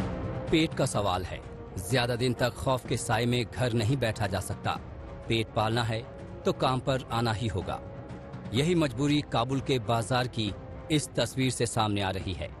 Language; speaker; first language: Hindi; native; Hindi